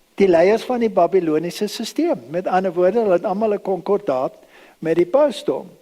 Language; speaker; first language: Afrikaans; early bilingual, other home language; German